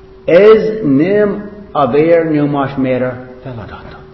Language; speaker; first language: Hungarian; non-native, fluent; English